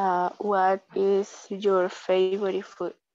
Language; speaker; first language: English; non-native, learner; Spanish